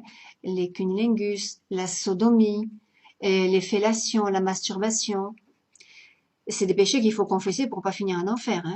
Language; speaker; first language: French; native; French